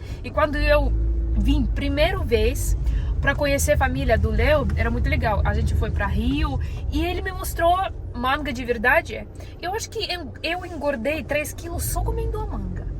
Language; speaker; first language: Portuguese; non-native, learner; Russian